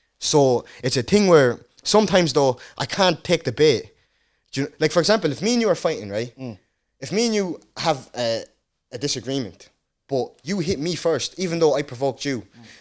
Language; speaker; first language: English; early bilingual, other home language; Dutch